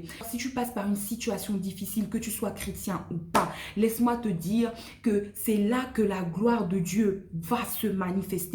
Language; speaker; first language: French; native; French